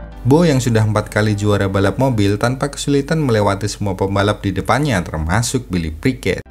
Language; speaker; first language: Indonesian; native; Indonesian